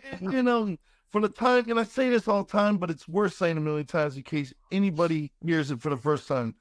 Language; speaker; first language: English; native; English